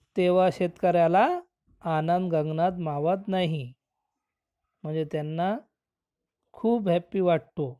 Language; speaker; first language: Marathi; non-native, local second language; Urdu